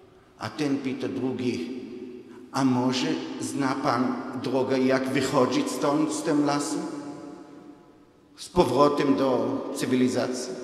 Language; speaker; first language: Polish; non-native, fluent; Hebrew